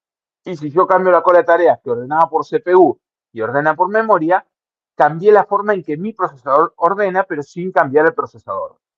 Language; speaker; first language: Spanish; native; Spanish